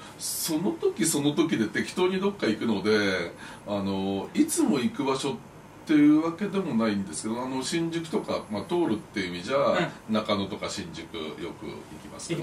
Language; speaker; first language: Japanese; native; Japanese